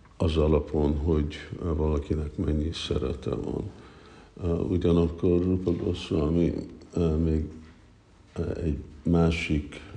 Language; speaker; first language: Hungarian; early bilingual, heritage; Hungarian